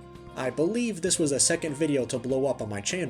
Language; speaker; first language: English; native; English